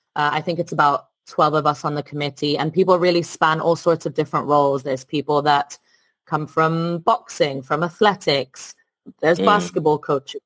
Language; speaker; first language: English; non-native, fluent; Italian